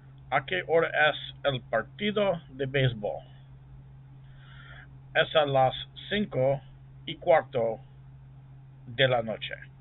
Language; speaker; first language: Spanish; non-native, learner; English